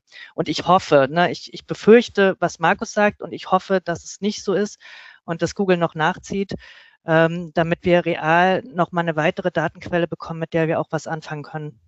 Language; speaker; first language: German; native; German